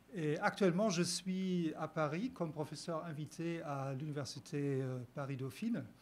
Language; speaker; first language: French; non-native, fluent; German